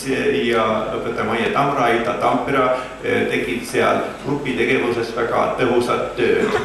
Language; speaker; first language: Estonian; native; Estonian